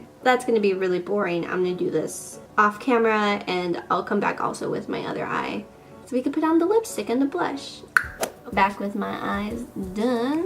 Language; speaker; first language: English; native; English